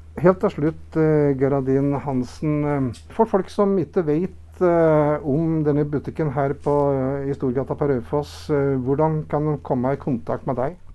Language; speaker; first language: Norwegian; native; Norwegian